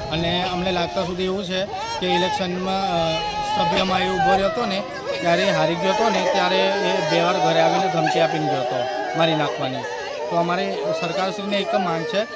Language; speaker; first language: Gujarati; non-native, local second language; Rathawi